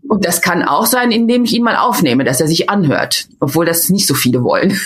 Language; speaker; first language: German; native; German